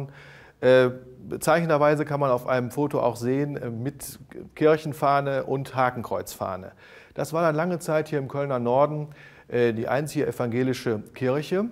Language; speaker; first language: German; native; German